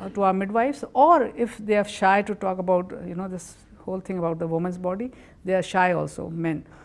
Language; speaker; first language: English; non-native, local second language; Urdu